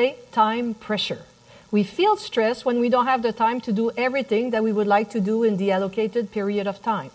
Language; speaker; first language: English; non-native, fluent; French